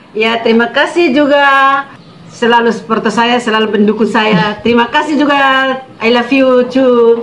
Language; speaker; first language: Indonesian; non-native, local second language; Tetum